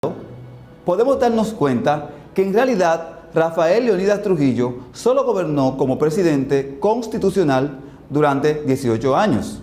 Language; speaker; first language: Spanish; native; Spanish